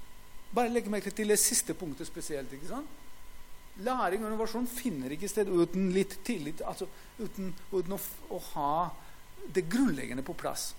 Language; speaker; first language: Norwegian; non-native, fluent; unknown